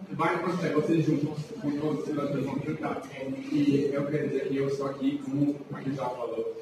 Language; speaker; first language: Portuguese; non-native, learner; English